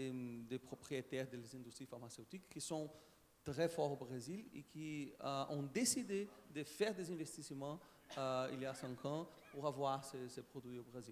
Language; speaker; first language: French; non-native, learner; Portuguese